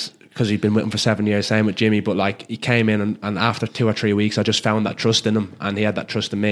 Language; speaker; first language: English; native; English